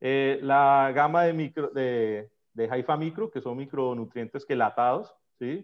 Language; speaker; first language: Spanish; native; Spanish